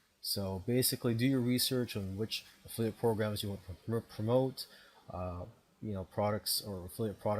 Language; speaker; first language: English; native; English